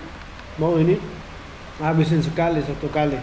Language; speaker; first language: Indonesian; non-native, learner; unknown